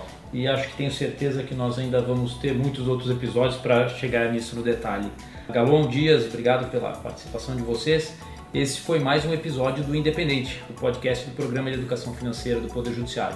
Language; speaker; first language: Portuguese; native; Portuguese